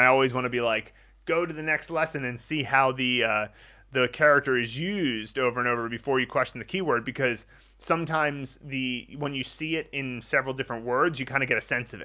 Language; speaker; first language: English; native; English